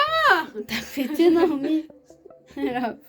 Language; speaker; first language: French; native; French